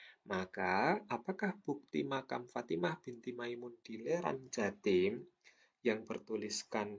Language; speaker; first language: Indonesian; native; Indonesian